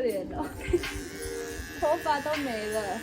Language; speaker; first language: Chinese; early bilingual, heritage; Chinese